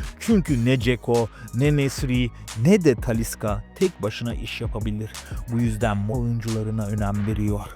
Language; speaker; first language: Turkish; native; Turkish